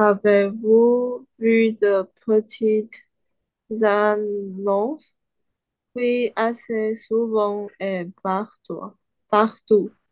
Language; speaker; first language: French; non-native, learner; Chinese